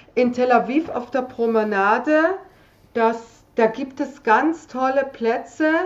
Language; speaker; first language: German; native; German